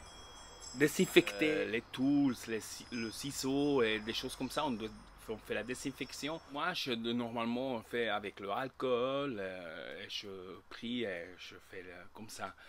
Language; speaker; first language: French; non-native, learner; Spanish